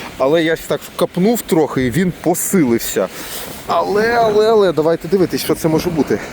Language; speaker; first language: Ukrainian; non-native, local second language; Russian